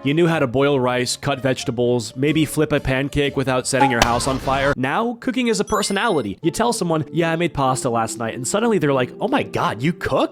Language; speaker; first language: English; native; English